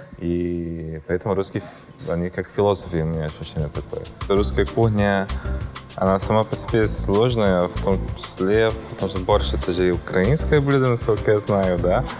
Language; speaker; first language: Russian; non-native, fluent; Portuguese